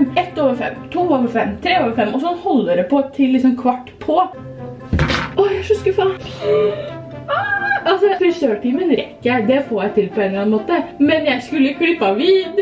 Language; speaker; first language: Norwegian; native; Norwegian